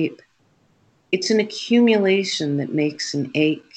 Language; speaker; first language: English; native; English